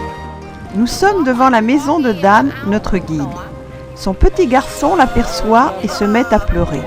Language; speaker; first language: French; native; French